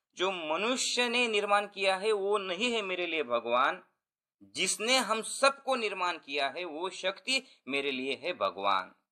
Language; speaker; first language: Hindi; non-native, local second language; Marathi